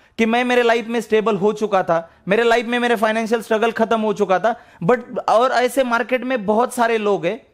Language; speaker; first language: Hindi; non-native, local second language; Marathi